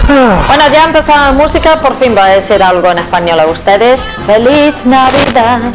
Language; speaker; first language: Spanish; non-native, learner; English